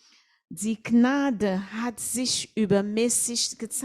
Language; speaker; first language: German; non-native, fluent; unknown